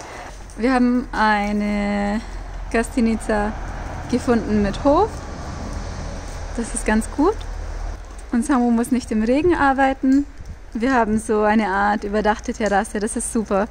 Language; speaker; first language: German; native; German